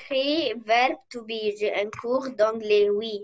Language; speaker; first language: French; non-native, learner; Arabic